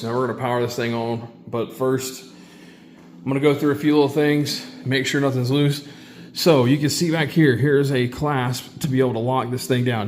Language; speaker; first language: English; native; English